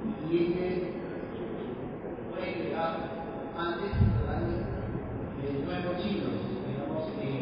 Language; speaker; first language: Spanish; non-native, learner; Chinese